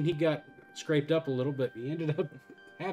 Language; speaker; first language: English; native; English